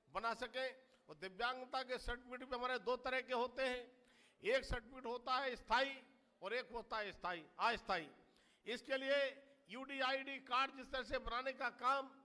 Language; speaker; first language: Hindi; native; Hindi